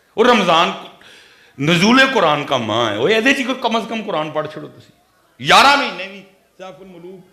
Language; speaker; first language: Urdu; non-native, local second language; Punjabi